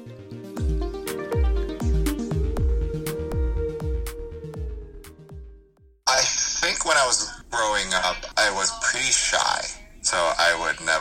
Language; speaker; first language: English; early bilingual, other home language; Korean